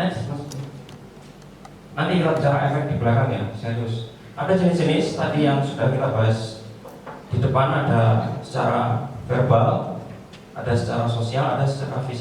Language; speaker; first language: Indonesian; native; Indonesian